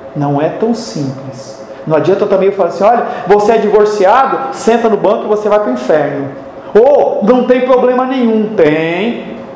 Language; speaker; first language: Portuguese; native; Portuguese